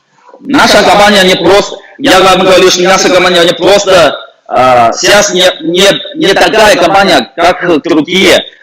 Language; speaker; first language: Russian; non-native, fluent; Chinese